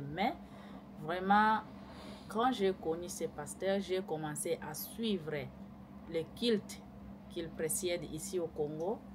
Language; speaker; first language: French; non-native, local second language; Lingala